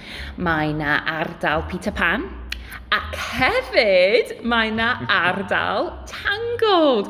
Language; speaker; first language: Welsh; non-native, learner; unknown